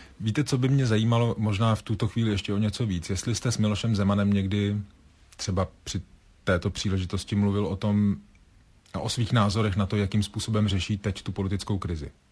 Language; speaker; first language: Czech; native; Czech